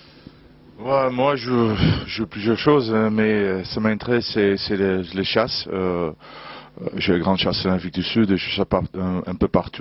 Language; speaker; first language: French; non-native, learner; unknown